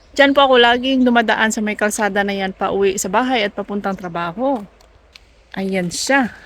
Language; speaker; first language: Filipino; non-native, local second language; Cebuano